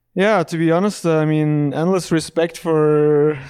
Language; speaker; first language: English; non-native, fluent; Dutch